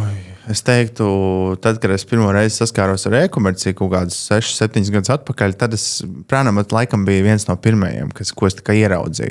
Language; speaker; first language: Latvian; native; Latvian